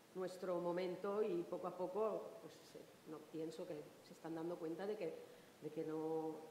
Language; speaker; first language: Spanish; native; Spanish